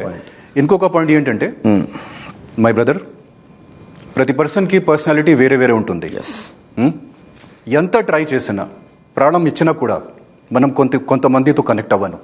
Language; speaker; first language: Telugu; non-native, fluent; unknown